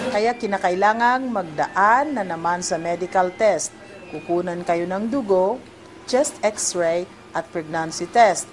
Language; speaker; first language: Filipino; native; Filipino